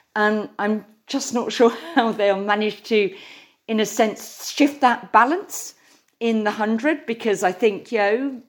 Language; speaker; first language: English; native; English